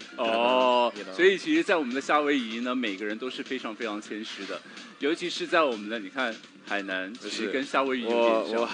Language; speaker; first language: Chinese; native; Chinese